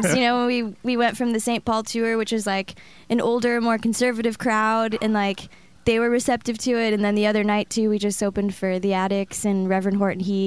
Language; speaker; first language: English; native; English